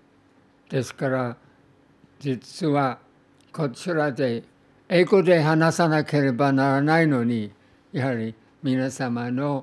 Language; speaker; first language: Japanese; non-native, fluent; English